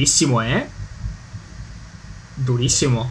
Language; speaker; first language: Spanish; native; Spanish